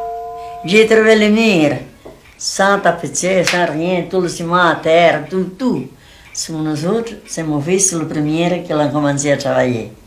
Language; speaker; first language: French; non-native, learner; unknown